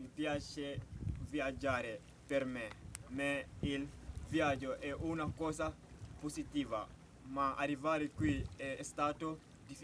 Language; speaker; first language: Italian; non-native, learner; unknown